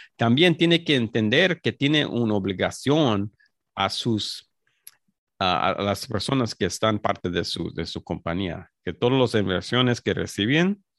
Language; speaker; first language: Spanish; early bilingual, heritage; Spanish